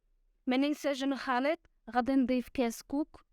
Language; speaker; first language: Arabic; native; Arabic